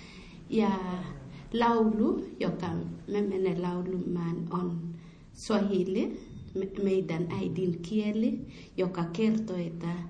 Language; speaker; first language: Finnish; non-native, learner; Swahili